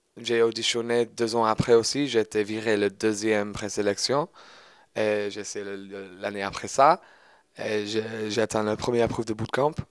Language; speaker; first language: French; non-native, fluent; English